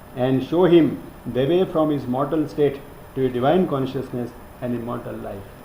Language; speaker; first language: English; non-native, local second language; Gujarati